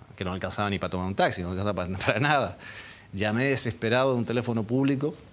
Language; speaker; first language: Spanish; early bilingual, other home language; Dutch